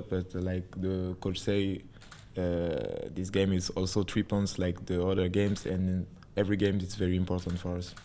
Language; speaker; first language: English; non-native, learner; French